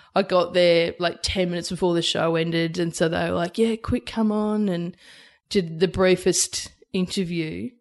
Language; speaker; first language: English; native; English